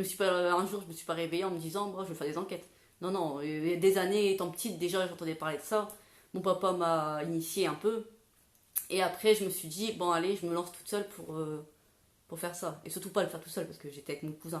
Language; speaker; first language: French; native; French